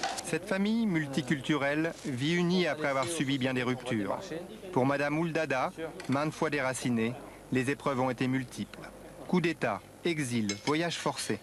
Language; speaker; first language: French; native; French